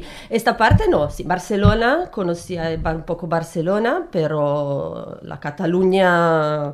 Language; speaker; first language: Spanish; non-native, learner; Italian